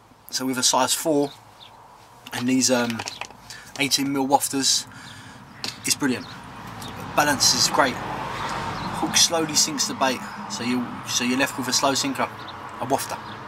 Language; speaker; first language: English; native; English